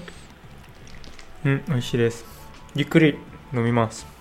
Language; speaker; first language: Japanese; non-native, learner; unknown